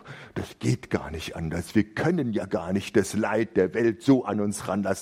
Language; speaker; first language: German; native; German